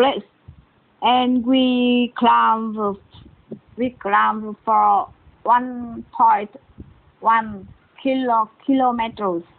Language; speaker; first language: English; non-native, learner; Vietnamese